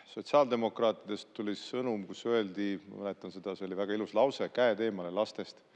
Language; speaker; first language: Estonian; native; Estonian